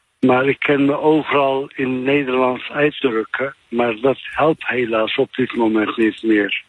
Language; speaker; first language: Dutch; non-native, fluent; Turkish